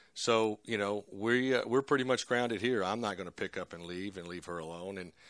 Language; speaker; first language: English; native; English